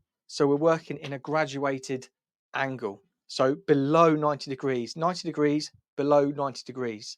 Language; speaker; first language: English; native; English